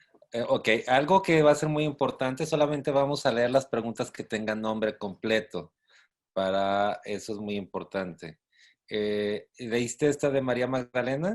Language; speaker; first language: Spanish; native; Spanish